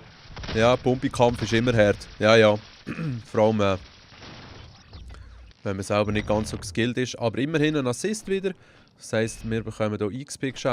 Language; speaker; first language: German; native; German